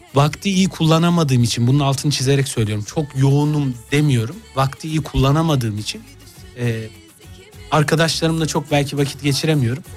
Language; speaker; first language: Turkish; native; Turkish